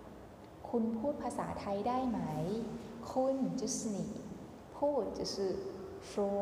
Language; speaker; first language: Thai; non-native, fluent; Chinese